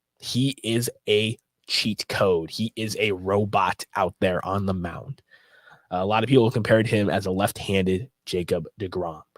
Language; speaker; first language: English; native; English